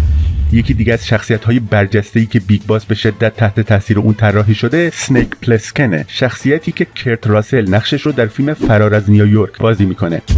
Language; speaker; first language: Persian; native; Persian